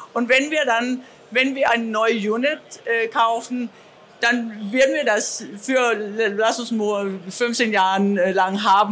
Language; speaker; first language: German; non-native, learner; Danish